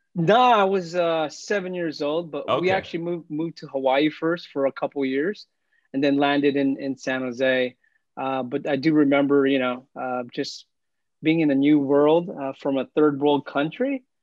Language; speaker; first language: English; early bilingual, other home language; Filipino